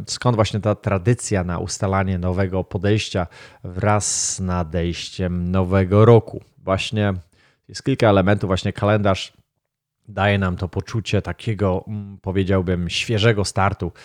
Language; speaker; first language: Polish; native; Polish